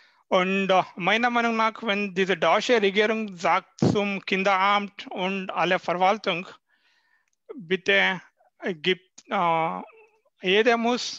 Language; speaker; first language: German; non-native, learner; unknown